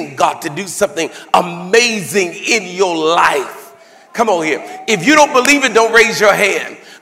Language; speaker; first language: English; native; English